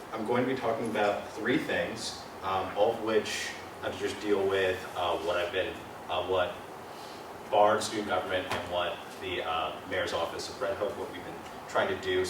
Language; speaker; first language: English; native; English